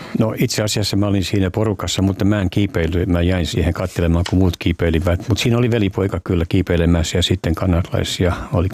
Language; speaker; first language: Finnish; early bilingual, heritage; Finnish